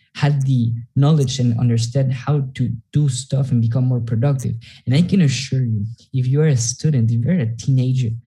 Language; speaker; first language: English; non-native, fluent; Spanish